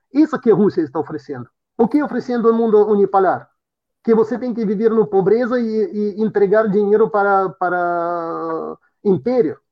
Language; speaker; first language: Portuguese; non-native, fluent; Russian